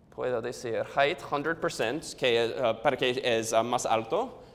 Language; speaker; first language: Spanish; non-native, learner; English